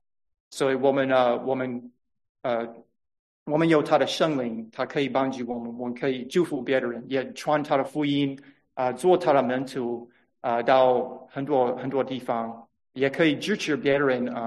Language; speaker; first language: Chinese; non-native, fluent; English